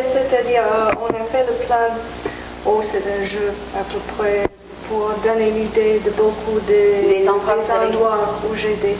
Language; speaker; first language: French; non-native, fluent; English